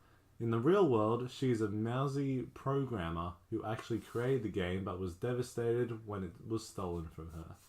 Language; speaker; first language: English; native; English